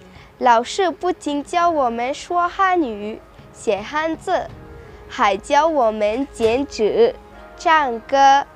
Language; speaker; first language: Chinese; non-native, learner; Malagasy